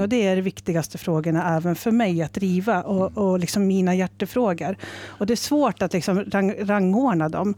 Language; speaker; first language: Swedish; native; Swedish